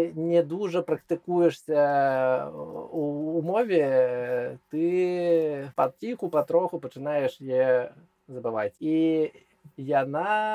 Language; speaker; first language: Belarusian; non-native, local second language; Russian